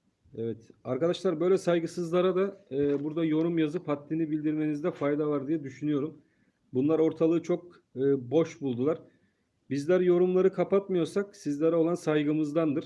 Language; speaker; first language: Turkish; native; Turkish